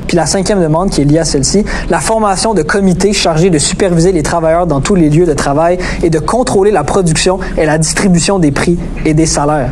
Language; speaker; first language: French; native; French